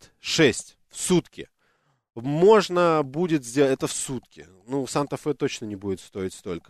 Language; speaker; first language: Russian; native; Russian